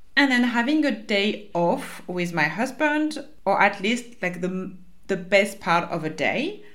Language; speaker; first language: English; non-native, fluent; French